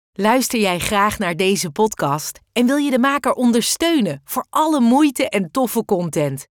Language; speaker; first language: Dutch; native; Dutch